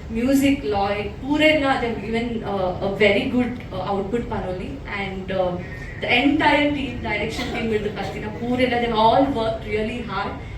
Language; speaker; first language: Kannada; non-native, local second language; Tulu